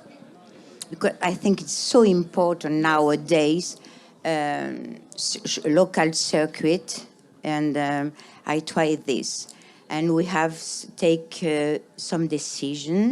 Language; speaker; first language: English; non-native, fluent; French